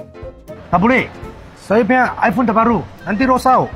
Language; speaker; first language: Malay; non-native, local second language; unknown